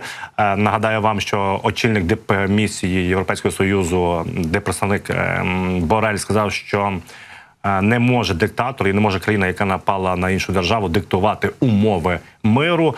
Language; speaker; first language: Ukrainian; native; Ukrainian